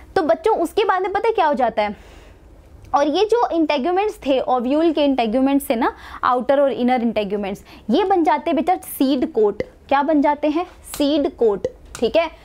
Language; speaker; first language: Hindi; native; Hindi